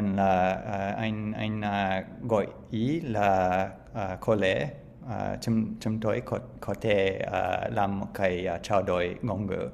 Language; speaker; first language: Vietnamese; non-native, learner; English